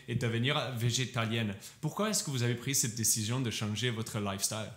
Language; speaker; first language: French; native; French